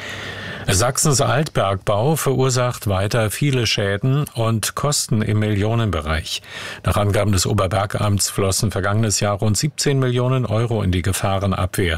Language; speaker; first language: German; native; German